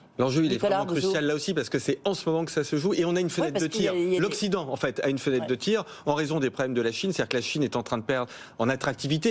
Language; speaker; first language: French; native; French